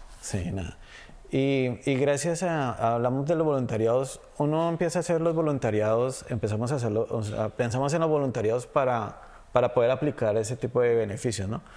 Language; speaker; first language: Spanish; native; Spanish